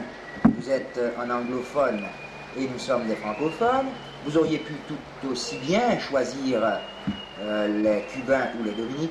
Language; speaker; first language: French; native; French